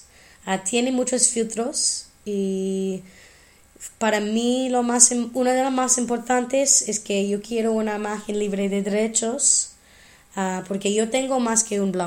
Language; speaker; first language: Spanish; non-native, fluent; English